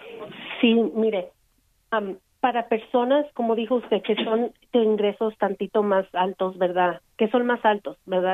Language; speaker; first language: Spanish; native; Spanish